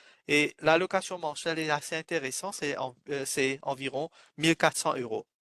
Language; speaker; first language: French; non-native, fluent; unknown